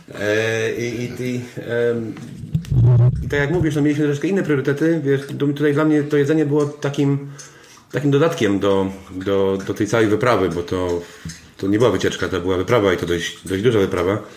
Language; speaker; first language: Polish; native; Polish